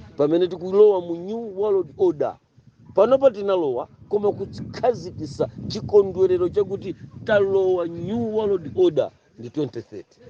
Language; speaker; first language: Nyanja; non-native, local second language; Tumbuka